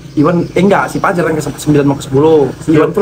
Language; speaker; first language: Malay; native; Malay